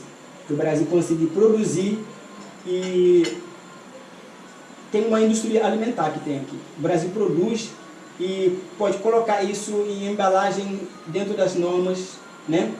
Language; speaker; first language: Portuguese; non-native, fluent; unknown